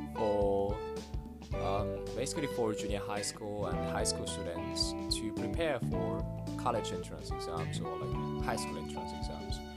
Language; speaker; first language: English; non-native, fluent; Japanese